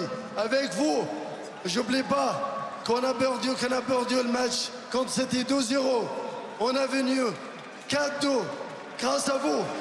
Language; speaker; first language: French; non-native, learner; Arabic